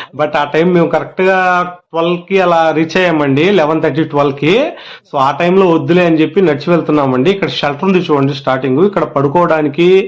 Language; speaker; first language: Telugu; native; Telugu